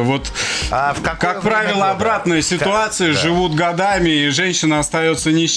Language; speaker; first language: Russian; native; Russian